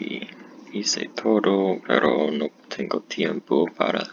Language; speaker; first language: Spanish; non-native, learner; English